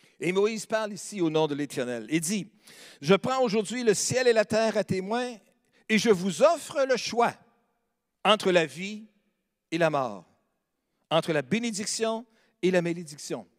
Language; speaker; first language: French; native; French